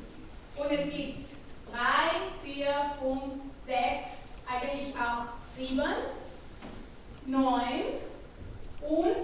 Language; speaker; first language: German; non-native, learner; Catalan